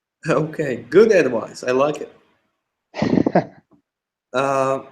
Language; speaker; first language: English; non-native, fluent; Turkish